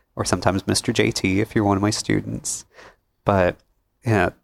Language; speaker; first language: English; native; English